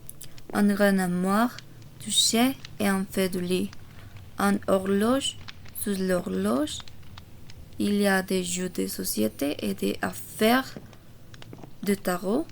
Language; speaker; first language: French; non-native, learner; Korean